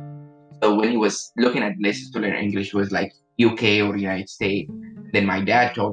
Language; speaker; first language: English; non-native, fluent; Arabic